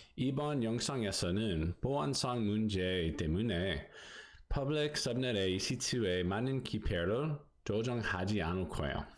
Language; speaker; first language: Korean; non-native, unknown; English